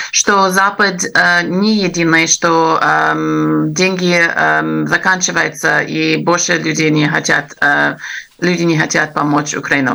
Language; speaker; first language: Russian; non-native, fluent; English